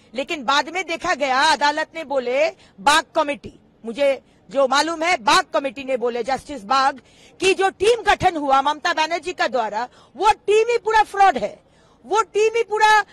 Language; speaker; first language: Hindi; non-native, local second language; Bangla